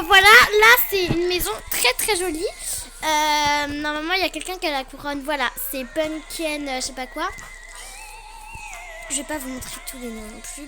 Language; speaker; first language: French; native; French